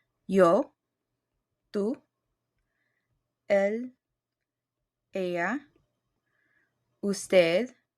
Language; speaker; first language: Spanish; non-native, fluent; English